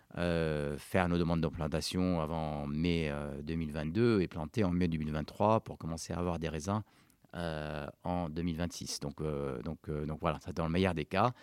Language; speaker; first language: French; non-native, local second language; Arabic